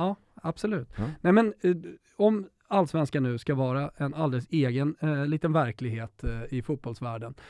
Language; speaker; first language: Swedish; native; Swedish